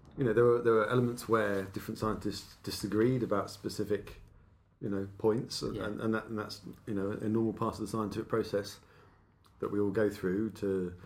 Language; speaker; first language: English; native; English